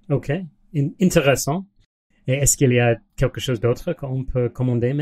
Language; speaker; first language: French; non-native, learner; English